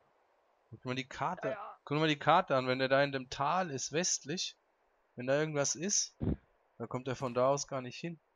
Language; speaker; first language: German; native; German